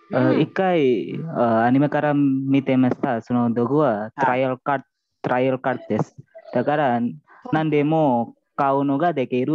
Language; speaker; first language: Japanese; non-native, learner; Indonesian